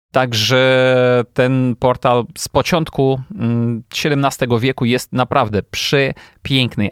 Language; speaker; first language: Polish; non-native, fluent; Ukrainian